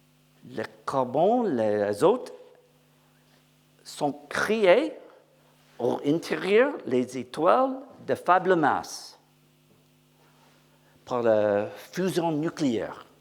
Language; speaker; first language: French; non-native, learner; English